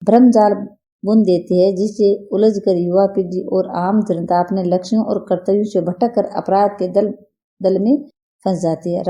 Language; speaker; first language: Hindi; native; Hindi